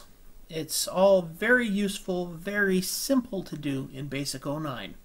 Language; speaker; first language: English; native; English